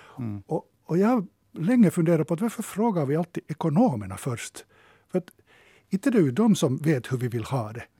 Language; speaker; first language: Swedish; native; Swedish